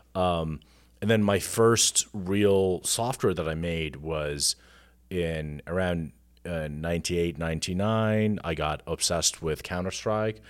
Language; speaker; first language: English; non-native, fluent; Arabic